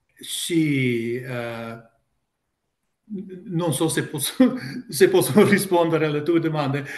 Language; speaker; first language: Italian; non-native, learner; English